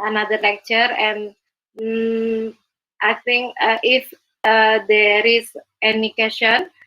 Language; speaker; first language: English; non-native, learner; Indonesian